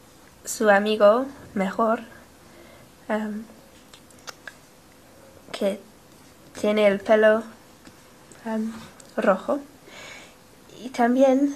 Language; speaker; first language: Spanish; non-native, learner; English